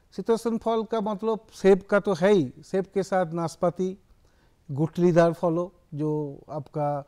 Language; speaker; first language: Hindi; non-native, local second language; Bangla